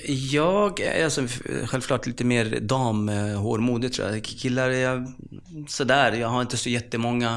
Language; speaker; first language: Swedish; early bilingual, other home language; Arabic